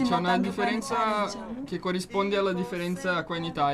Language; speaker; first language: Italian; non-native, fluent; Portuguese